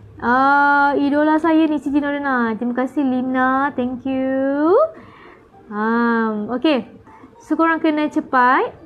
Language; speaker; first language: Malay; native; Malay